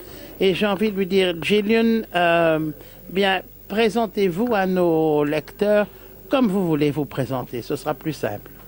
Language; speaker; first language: French; native; French